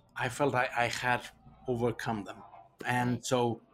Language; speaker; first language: English; non-native, fluent; Spanish